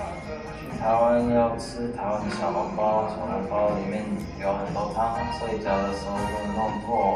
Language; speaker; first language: Chinese; early bilingual, heritage; Chinese